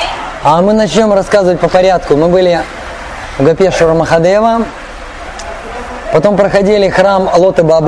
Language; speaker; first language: Russian; native; Russian